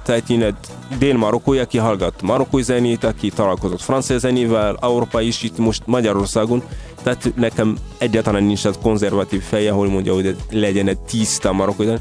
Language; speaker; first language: Hungarian; non-native, fluent; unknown